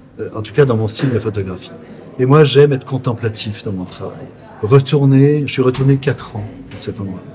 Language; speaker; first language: French; native; French